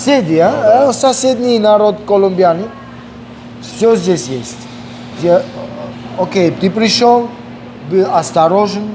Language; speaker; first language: Russian; non-native, local second language; Armenian